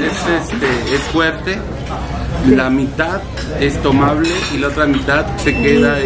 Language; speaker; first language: Spanish; native; Spanish